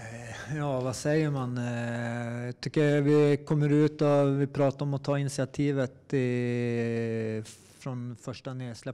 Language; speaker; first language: Swedish; native; Swedish